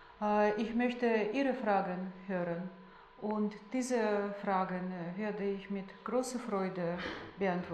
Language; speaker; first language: German; non-native, fluent; Russian